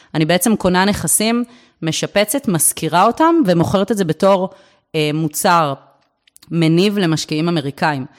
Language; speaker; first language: Hebrew; native; Hebrew